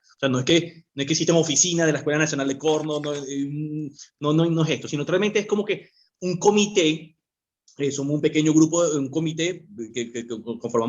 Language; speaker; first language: Spanish; native; Spanish